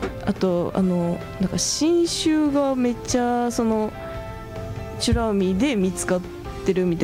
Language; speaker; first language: Japanese; native; Japanese